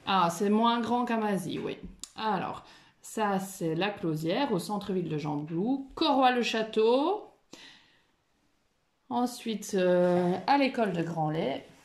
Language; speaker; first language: French; native; French